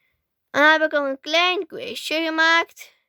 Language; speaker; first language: Dutch; early bilingual, other home language; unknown